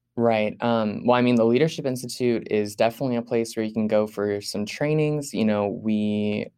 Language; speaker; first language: English; native; English